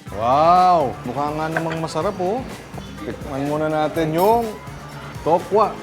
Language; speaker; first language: Filipino; native; Filipino